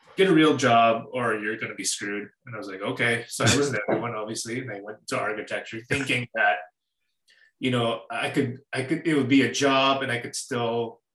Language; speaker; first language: English; native; English